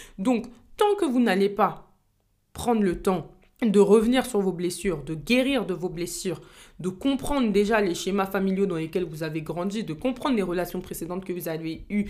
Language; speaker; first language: French; native; French